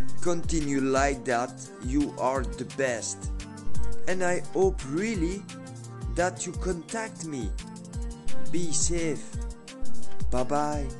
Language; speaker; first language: English; non-native, learner; French